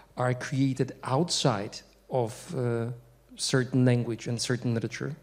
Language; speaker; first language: English; non-native, fluent; Polish